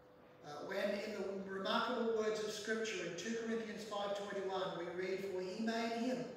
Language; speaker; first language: English; native; English